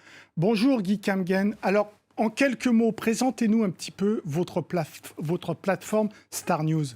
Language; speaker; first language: French; native; French